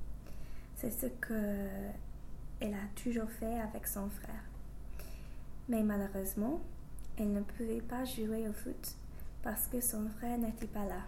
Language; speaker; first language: French; non-native, learner; English